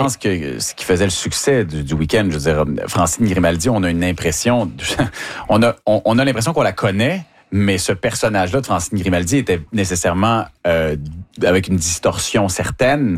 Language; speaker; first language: French; native; French